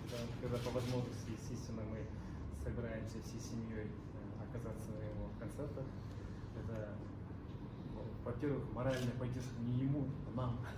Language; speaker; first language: Russian; non-native, local second language; Kazakh